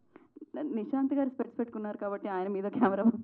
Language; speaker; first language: Telugu; native; Telugu